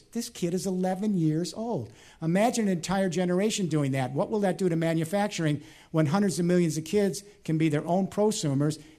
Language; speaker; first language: English; native; English